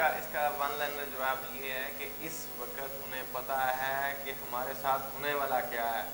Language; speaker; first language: Urdu; non-native, local second language; Punjabi